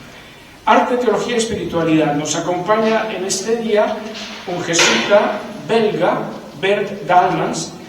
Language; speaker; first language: Spanish; native; Spanish